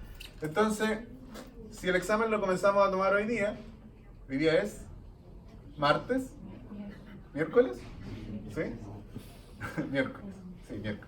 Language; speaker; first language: Spanish; native; Spanish